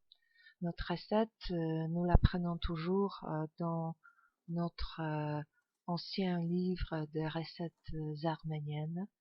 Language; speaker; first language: French; non-native, fluent; Polish